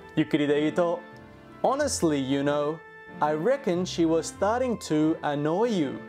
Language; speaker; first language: English; native; English